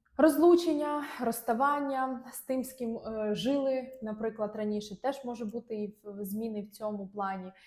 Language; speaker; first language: Ukrainian; non-native, local second language; Russian